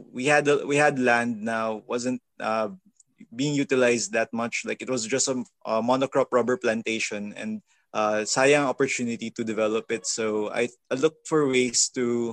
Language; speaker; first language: English; non-native, local second language; Filipino